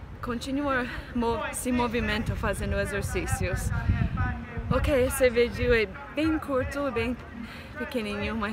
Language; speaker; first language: Portuguese; non-native, fluent; English